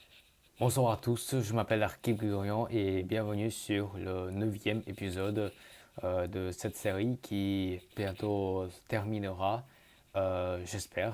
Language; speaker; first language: French; early bilingual, other home language; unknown